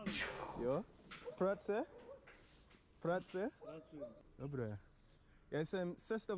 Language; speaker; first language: Czech; non-native, learner; English